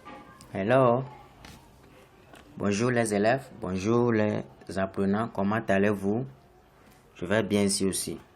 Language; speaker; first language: French; non-native, fluent; English